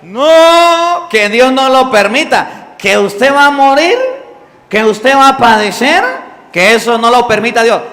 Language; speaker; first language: Spanish; native; Spanish